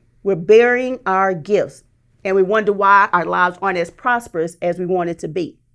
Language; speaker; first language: English; native; English